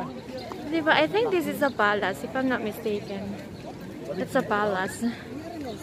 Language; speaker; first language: English; non-native, fluent; Filipino